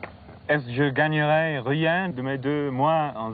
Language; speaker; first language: French; non-native, fluent; English